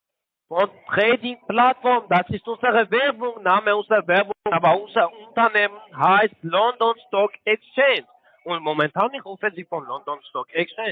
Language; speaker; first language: German; non-native, learner; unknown